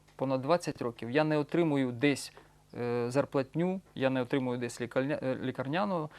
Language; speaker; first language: Ukrainian; non-native, local second language; Russian